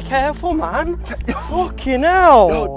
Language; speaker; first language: English; native; English